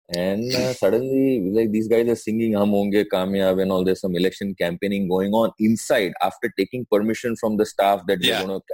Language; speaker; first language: English; non-native, local second language; Sindhi